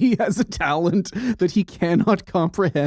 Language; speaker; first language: English; native; English